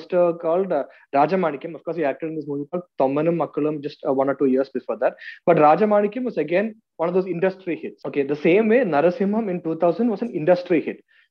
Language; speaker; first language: English; non-native, local second language; Malayalam